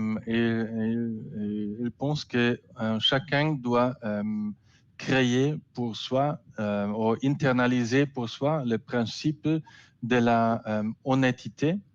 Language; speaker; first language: French; non-native, learner; German